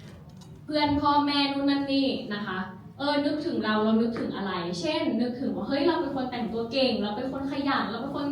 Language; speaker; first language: Thai; native; Thai